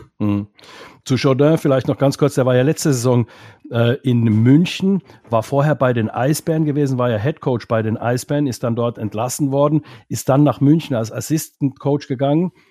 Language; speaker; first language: German; non-native, fluent; Finnish